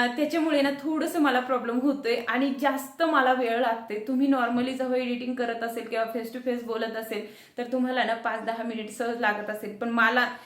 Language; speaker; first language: Marathi; non-native, local second language; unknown